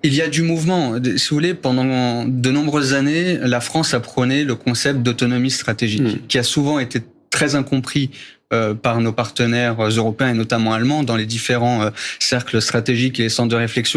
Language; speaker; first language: French; native; French